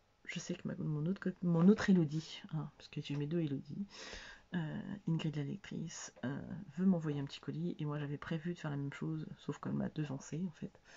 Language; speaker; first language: French; native; French